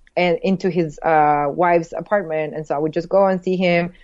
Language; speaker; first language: English; early bilingual, other home language; Spanish